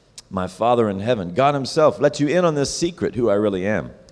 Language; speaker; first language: English; native; English